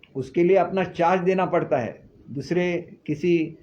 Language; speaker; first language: Hindi; non-native, local second language; Marathi